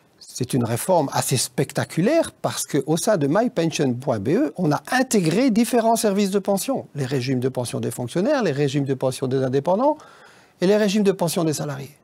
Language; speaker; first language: French; native; French